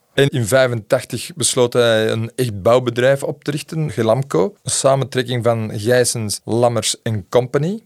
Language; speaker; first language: Dutch; native; Dutch